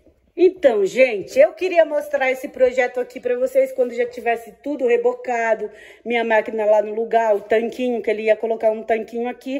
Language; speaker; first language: Portuguese; native; Portuguese